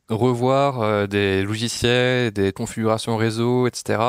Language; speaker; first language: French; native; French